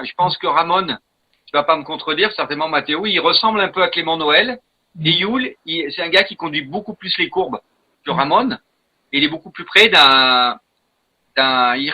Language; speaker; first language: French; native; French